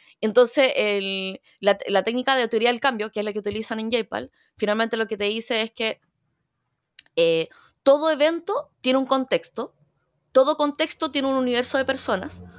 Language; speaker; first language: Spanish; early bilingual, other home language; Korean